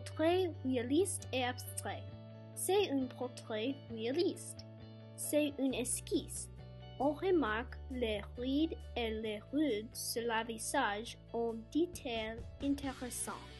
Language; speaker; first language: French; non-native, learner; English